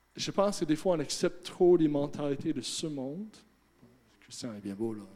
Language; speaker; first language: French; non-native, fluent; English